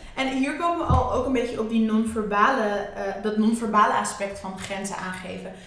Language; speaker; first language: Dutch; native; Dutch